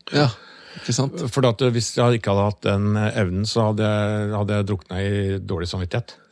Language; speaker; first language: Norwegian; native; Norwegian